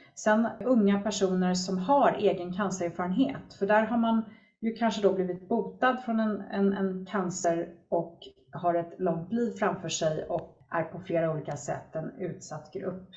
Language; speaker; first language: Swedish; native; Swedish